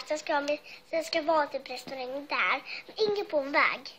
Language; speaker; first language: Swedish; early bilingual, other home language; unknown